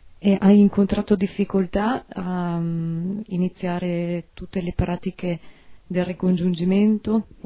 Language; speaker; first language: Italian; native; Italian